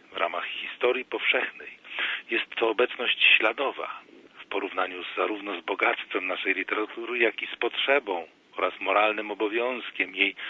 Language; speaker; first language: Polish; native; Polish